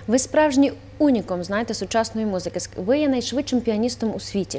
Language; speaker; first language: Ukrainian; native; Ukrainian